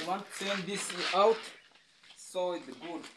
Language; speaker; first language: English; non-native, learner; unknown